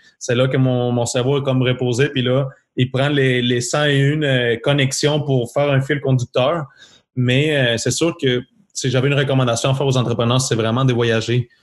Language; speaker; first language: French; non-native, fluent; Spanish